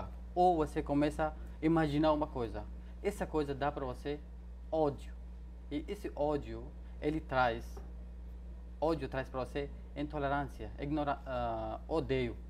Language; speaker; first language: Portuguese; non-native, fluent; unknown